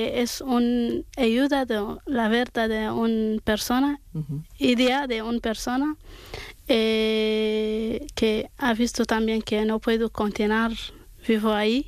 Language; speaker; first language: Spanish; non-native, learner; Arabic